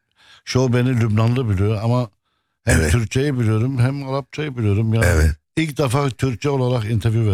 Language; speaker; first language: Turkish; early bilingual, heritage; Arabic